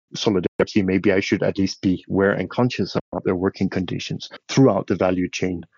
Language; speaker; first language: English; non-native, fluent; Danish